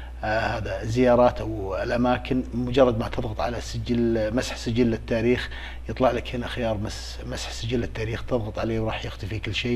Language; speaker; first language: Arabic; native; Arabic